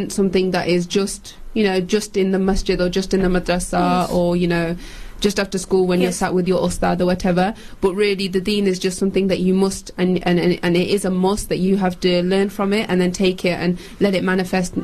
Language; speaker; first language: English; native; English